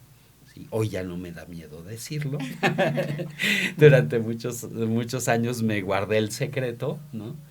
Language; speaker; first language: Spanish; native; Spanish